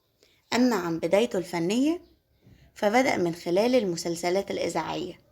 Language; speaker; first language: Arabic; native; Arabic